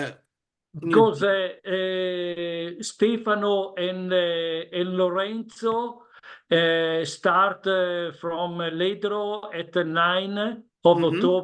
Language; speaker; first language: English; non-native, learner; Italian